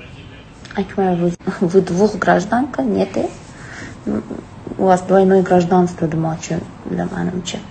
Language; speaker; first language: Russian; non-native, learner; Uzbek